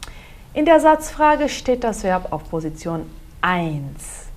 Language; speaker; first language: German; non-native, fluent; Portuguese